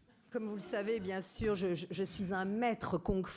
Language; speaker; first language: French; native; French